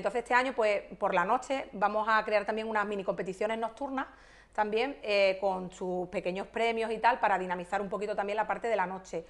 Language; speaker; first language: Spanish; native; Spanish